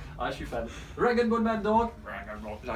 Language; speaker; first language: French; native; French